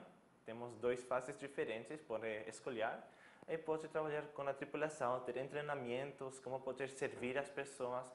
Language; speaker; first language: Portuguese; non-native, fluent; German